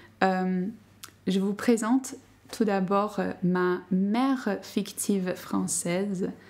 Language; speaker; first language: French; non-native, fluent; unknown